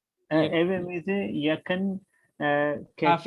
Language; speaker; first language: Turkish; non-native, learner; Urdu